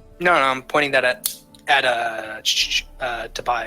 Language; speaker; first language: English; native; English